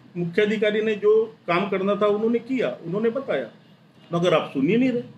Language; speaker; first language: Hindi; non-native, local second language; Marathi